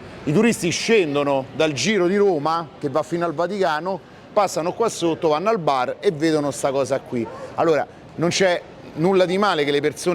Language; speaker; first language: Italian; native; Italian